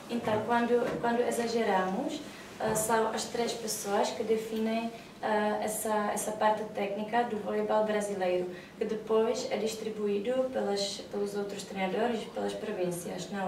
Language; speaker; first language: Portuguese; non-native, fluent; Czech